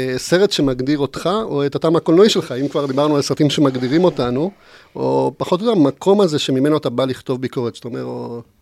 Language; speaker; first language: Hebrew; non-native, fluent; Spanish